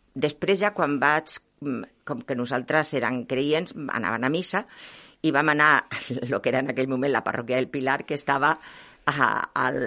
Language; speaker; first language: Catalan; non-native, local second language; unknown